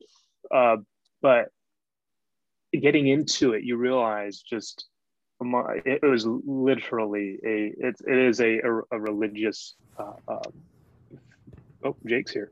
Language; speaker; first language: English; native; English